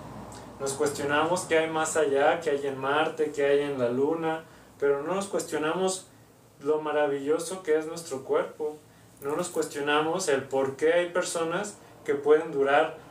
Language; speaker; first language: Spanish; native; Spanish